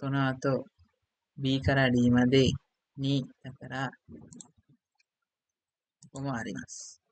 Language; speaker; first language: Japanese; non-native, learner; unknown